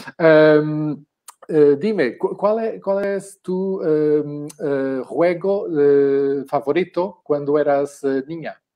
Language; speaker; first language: Spanish; non-native, fluent; Portuguese